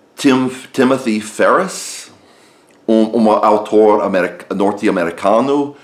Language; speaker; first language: Portuguese; non-native, fluent; English